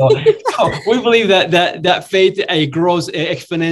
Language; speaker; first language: English; non-native, fluent; Spanish